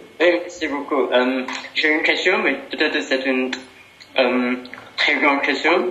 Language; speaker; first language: French; non-native, fluent; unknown